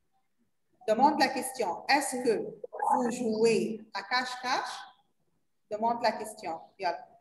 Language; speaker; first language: French; non-native, learner; Arabic